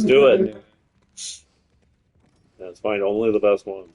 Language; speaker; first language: English; native; English